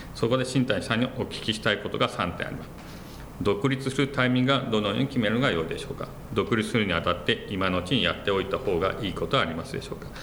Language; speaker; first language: Japanese; non-native, fluent; English